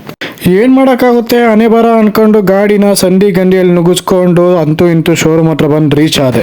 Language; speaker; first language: Kannada; native; Kannada